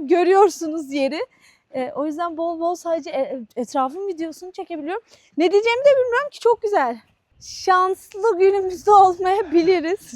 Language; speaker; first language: Turkish; native; Turkish